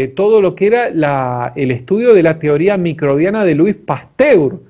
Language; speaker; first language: Spanish; native; Spanish